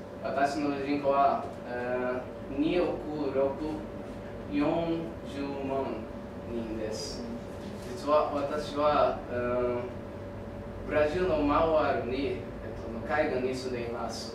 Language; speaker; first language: Japanese; non-native, learner; Portuguese